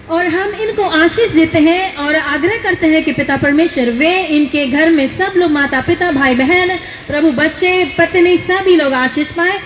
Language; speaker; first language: Hindi; non-native, local second language; Malayalam